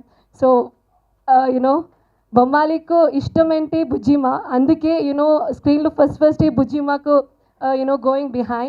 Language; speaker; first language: Telugu; non-native, learner; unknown